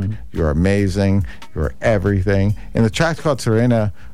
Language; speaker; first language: English; native; English